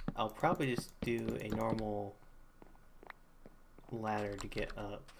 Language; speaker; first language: English; native; English